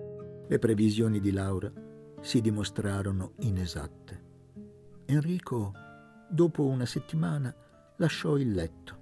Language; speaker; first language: Italian; native; Italian